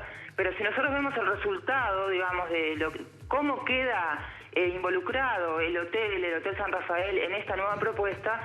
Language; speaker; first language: Spanish; native; Spanish